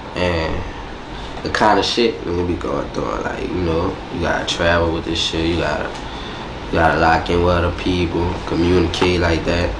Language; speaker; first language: English; native; English